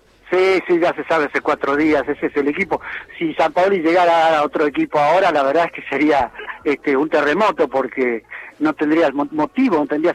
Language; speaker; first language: Spanish; native; Spanish